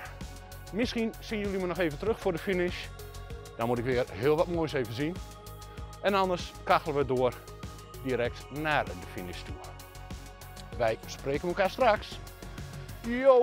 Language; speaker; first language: Dutch; native; Dutch